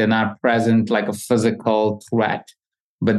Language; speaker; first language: English; non-native, local second language; Hindi